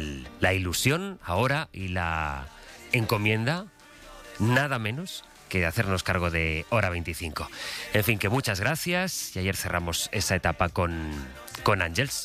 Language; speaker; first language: Spanish; native; Spanish